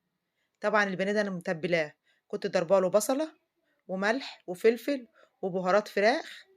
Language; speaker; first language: Arabic; native; Arabic